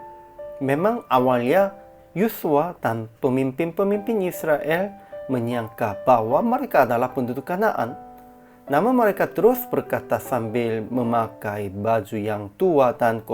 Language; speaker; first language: Indonesian; non-native, fluent; Korean